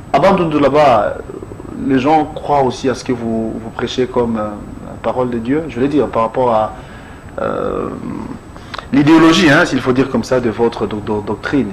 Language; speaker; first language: French; non-native, local second language; Lingala